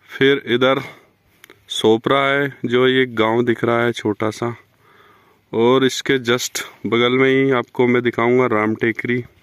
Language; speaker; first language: Hindi; native; Hindi